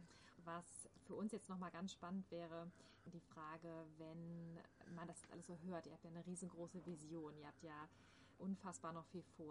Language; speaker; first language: German; native; German